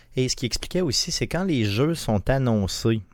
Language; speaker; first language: French; native; French